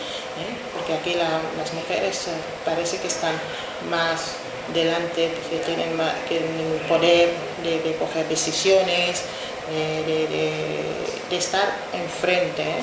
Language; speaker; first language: Spanish; non-native, fluent; Wolof